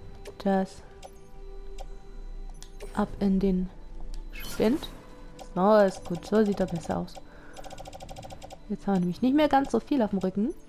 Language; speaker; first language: German; native; German